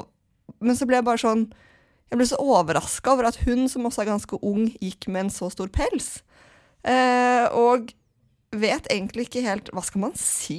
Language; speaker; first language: Norwegian; native; Norwegian